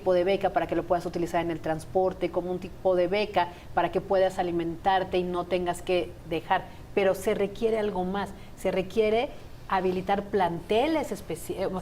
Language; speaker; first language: Spanish; native; Spanish